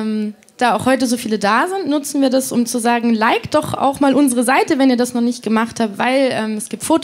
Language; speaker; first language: German; native; German